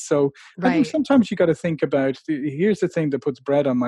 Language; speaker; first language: English; native; English